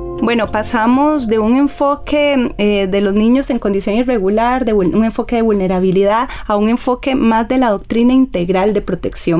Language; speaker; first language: Spanish; native; Spanish